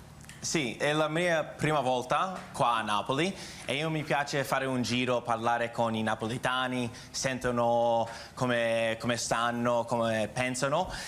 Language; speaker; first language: Italian; early bilingual, heritage; English